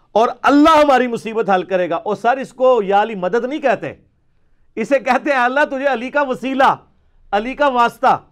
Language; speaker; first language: Urdu; non-native, local second language; Punjabi